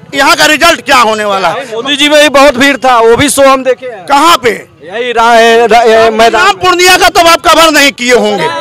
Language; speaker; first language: Hindi; native; Hindi